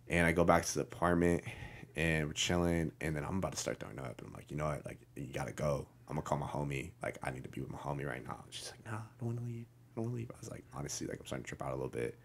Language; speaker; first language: English; native; English